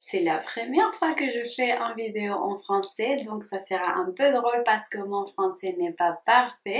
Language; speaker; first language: French; non-native, fluent; Spanish